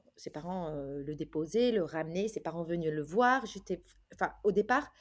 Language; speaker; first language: French; early bilingual, other home language; Arabic